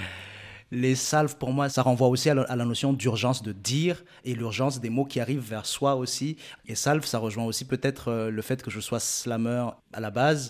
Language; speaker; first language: French; non-native, local second language; Malagasy